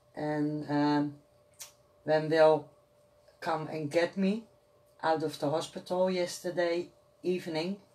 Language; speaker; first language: English; non-native, fluent; Dutch